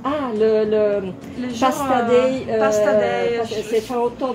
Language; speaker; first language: French; non-native, fluent; Italian